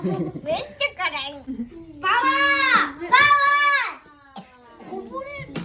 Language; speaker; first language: Japanese; native; Japanese